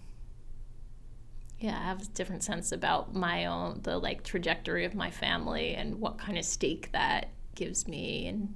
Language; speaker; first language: English; native; English